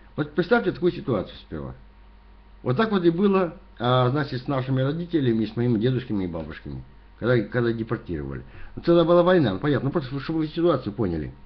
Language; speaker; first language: Russian; native; Russian